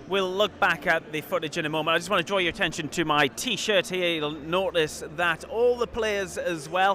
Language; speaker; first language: English; native; English